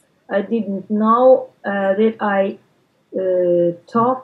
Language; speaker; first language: English; non-native, learner; Russian